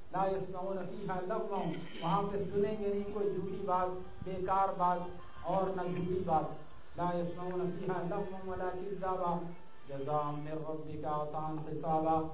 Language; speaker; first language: Urdu; native; Urdu